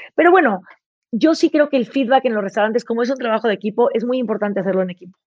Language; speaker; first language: Spanish; native; Spanish